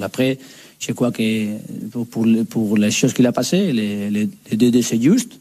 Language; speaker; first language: French; non-native, learner; Spanish